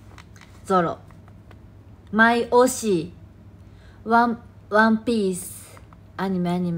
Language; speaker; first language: English; non-native, learner; Japanese